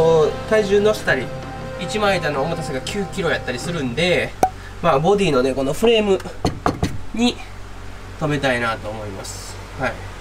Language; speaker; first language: Japanese; native; Japanese